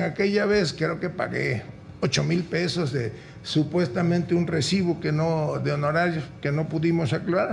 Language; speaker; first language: Spanish; native; Spanish